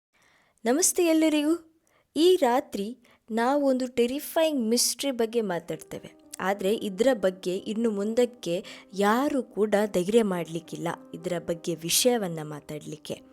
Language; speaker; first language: Kannada; native; Kannada